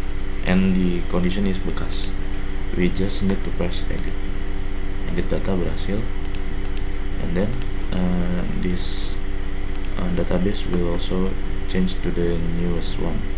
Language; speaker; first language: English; non-native, learner; Indonesian